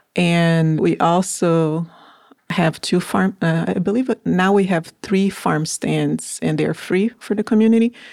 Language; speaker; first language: English; non-native, fluent; Portuguese